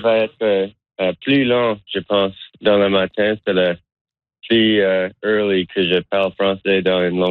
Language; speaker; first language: French; non-native, learner; English